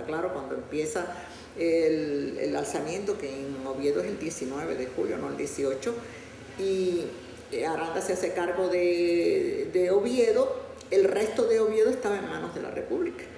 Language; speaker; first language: Spanish; native; Spanish